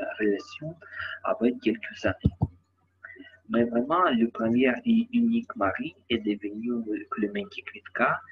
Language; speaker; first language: French; non-native, learner; Ukrainian